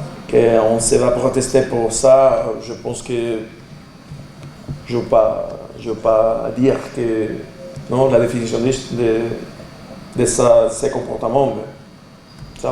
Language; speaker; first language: French; non-native, learner; Portuguese